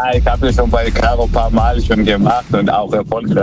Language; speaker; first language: German; early bilingual, other home language; Greek